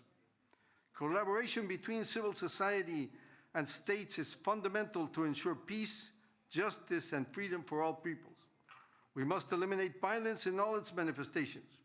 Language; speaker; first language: English; non-native, fluent; Spanish